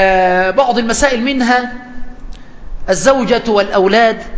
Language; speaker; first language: Arabic; native; Arabic